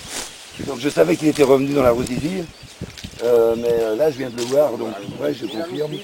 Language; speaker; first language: French; native; French